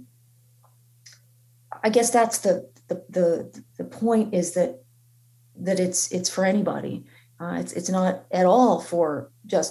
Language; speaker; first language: English; native; English